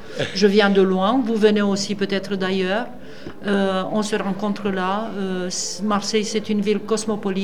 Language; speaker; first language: French; non-native, fluent; Romanian